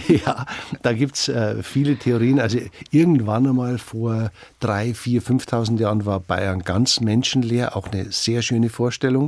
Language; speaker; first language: German; native; German